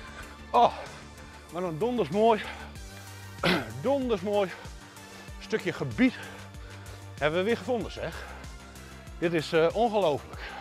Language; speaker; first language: Dutch; native; Dutch